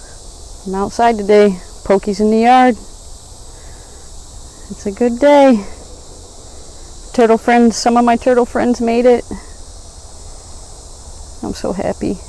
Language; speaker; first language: English; native; English